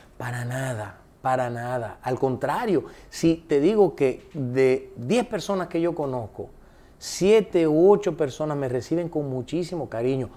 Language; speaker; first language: Spanish; early bilingual, heritage; Spanish